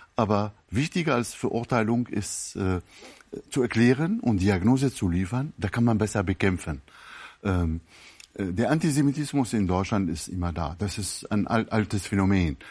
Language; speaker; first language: German; non-native, fluent; Arabic